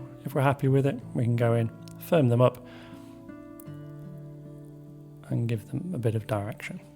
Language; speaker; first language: English; native; English